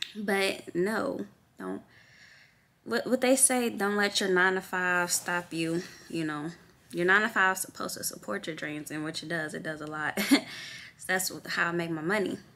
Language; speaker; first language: English; native; English